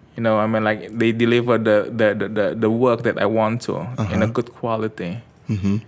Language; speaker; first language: English; early bilingual, other home language; Indonesian